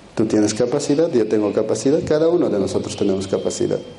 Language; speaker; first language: Spanish; early bilingual, other home language; Quechua